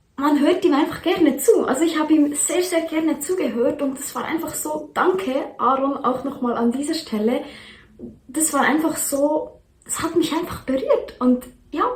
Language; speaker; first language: German; native; German